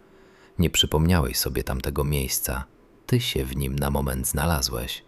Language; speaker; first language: Polish; native; Polish